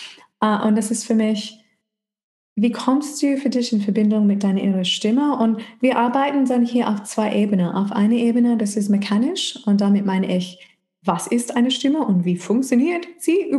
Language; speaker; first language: German; non-native, fluent; English